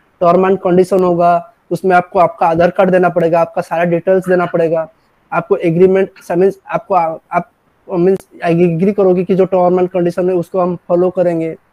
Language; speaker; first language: Hindi; non-native, local second language; Odia